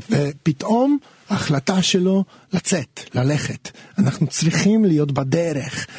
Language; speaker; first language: Hebrew; non-native, fluent; Polish